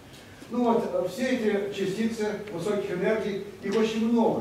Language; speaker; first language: Russian; native; Russian